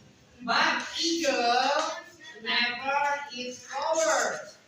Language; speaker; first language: English; non-native, learner; Indonesian